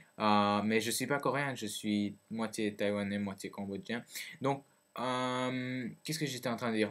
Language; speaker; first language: French; early bilingual, other home language; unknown